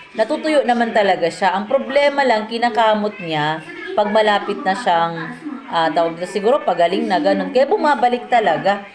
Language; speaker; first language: Filipino; non-native, local second language; Cebuano